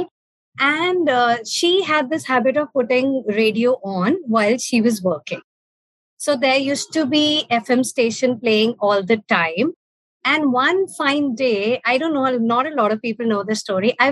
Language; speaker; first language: English; non-native, local second language; Punjabi